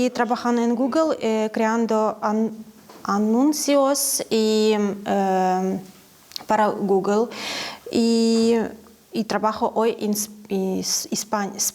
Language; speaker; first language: Spanish; non-native, learner; Ukrainian